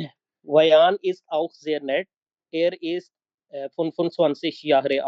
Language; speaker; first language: German; non-native, learner; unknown